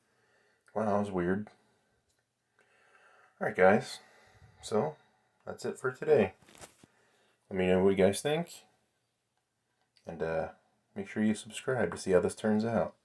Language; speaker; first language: English; native; English